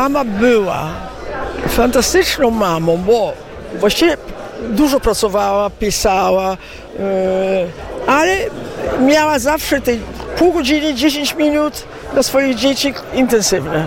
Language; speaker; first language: Polish; early bilingual, heritage; Italian